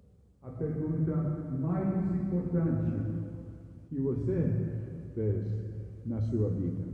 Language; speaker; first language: Portuguese; non-native, fluent; English